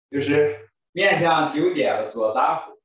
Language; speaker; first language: Chinese; native; Chinese